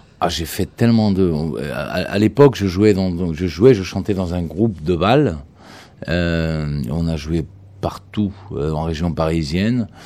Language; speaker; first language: French; early bilingual, other home language; Portuguese